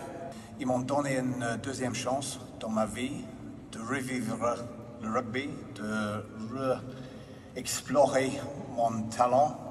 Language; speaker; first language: French; non-native, fluent; English